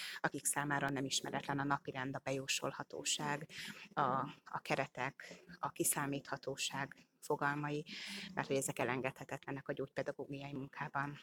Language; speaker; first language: Hungarian; native; Hungarian